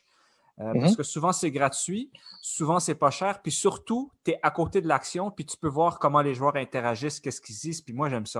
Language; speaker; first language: French; native; French